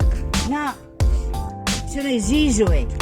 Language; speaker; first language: Italian; native; Italian